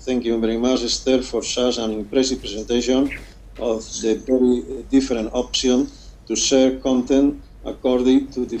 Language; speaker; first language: English; non-native, fluent; Spanish